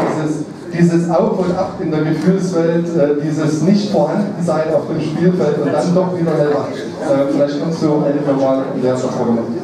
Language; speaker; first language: German; native; German